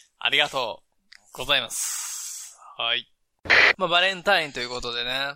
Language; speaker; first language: Japanese; native; Japanese